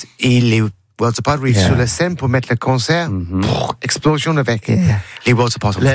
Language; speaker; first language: French; non-native, learner; English